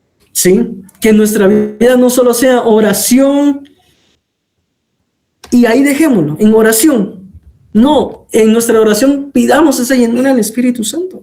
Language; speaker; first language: Spanish; native; Spanish